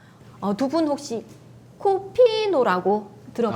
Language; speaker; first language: Korean; native; Korean